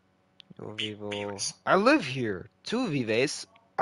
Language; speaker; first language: Spanish; non-native, learner; English